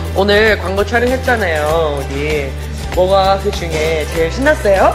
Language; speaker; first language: Korean; non-native, fluent; English